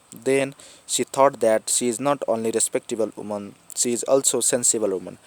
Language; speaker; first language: English; non-native, local second language; Nepali